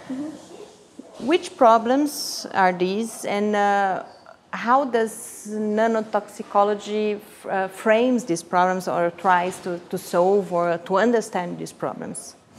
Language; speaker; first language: English; non-native, fluent; Portuguese